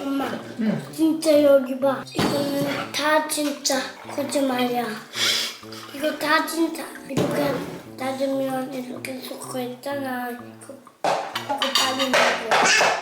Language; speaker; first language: Korean; early bilingual, heritage; German